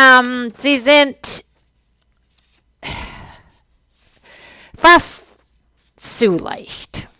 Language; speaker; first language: German; non-native, fluent; English